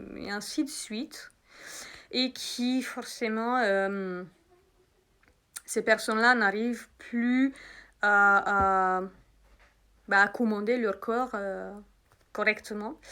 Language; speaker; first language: French; native; French